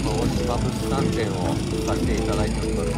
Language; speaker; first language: Japanese; native; Japanese